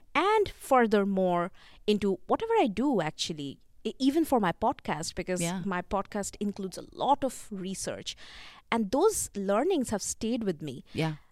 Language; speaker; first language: English; non-native, local second language; Bangla